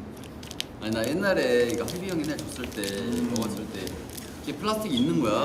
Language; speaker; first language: Korean; native; Korean